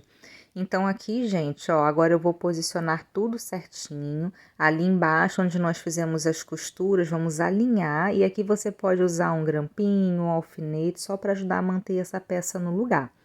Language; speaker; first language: Portuguese; native; Portuguese